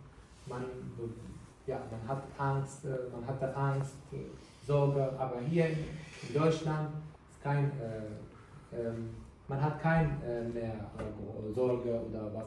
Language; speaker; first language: German; non-native, learner; Kurdish